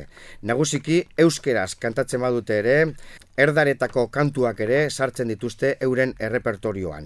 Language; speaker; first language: Basque; native; Basque